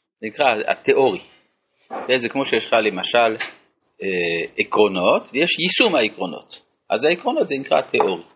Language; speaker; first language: Hebrew; non-native, fluent; French